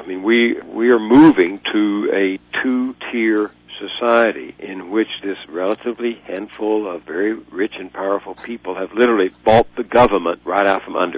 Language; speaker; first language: English; native; English